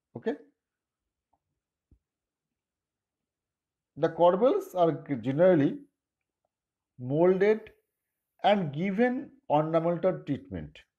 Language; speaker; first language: English; non-native, local second language; Bangla